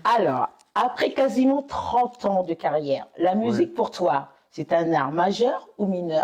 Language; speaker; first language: French; native; French